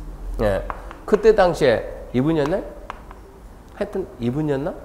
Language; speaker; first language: Korean; native; Korean